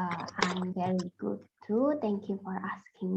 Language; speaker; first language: English; non-native, fluent; Indonesian